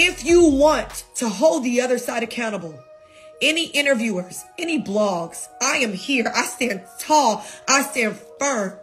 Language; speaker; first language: English; native; English